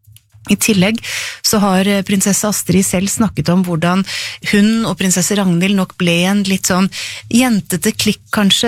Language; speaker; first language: Norwegian; native; Norwegian